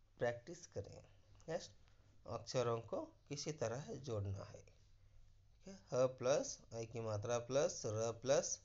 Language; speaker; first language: Hindi; non-native, local second language; Kannada